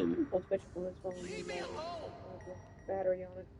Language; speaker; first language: English; native; English